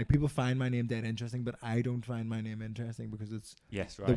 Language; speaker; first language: English; native; English